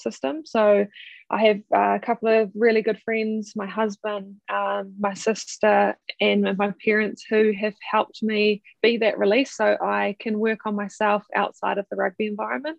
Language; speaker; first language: English; native; English